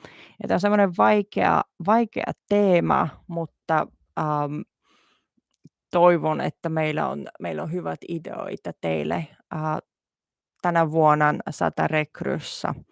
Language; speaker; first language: Finnish; non-native, learner; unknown